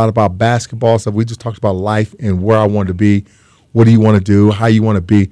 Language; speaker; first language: English; native; English